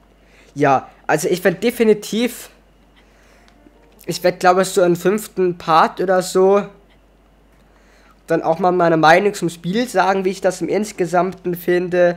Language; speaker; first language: German; native; German